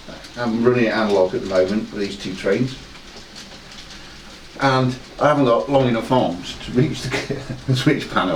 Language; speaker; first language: English; native; English